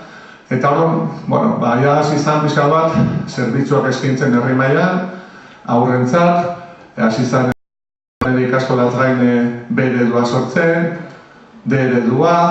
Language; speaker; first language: Basque; native; Basque